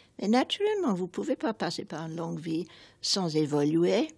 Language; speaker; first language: French; non-native, fluent; English